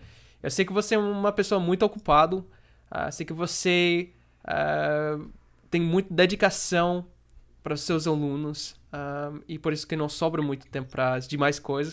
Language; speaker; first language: Portuguese; non-native, fluent; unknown